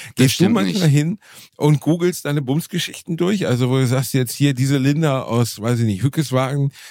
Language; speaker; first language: German; native; German